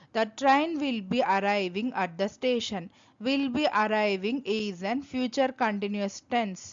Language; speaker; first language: English; non-native, local second language; Telugu